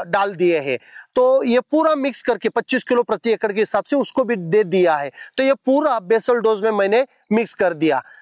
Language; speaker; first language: Hindi; non-native, local second language; Marathi